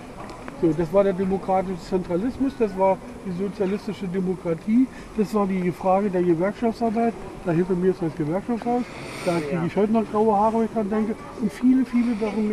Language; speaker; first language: German; native; German